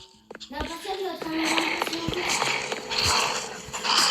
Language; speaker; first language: French; native; French